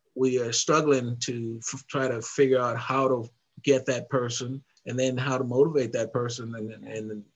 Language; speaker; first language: English; native; English